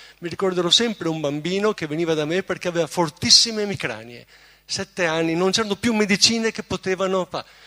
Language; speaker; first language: Italian; native; Italian